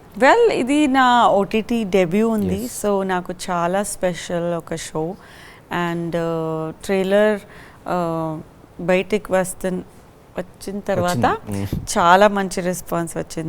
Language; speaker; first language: Telugu; non-native, learner; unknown